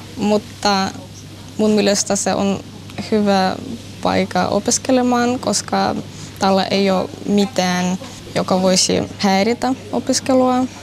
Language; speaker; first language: Finnish; non-native, learner; Russian